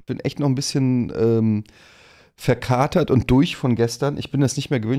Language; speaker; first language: German; native; German